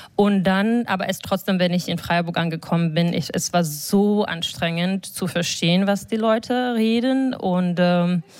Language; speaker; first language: German; non-native, fluent; Georgian